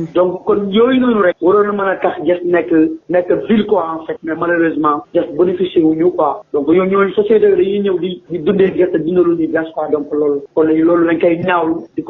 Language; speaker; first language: Wolof; native; Wolof